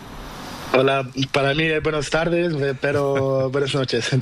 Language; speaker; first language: Spanish; non-native, learner; Portuguese